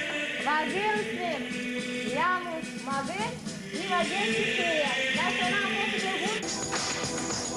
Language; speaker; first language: Russian; non-native, local second language; Tuvinian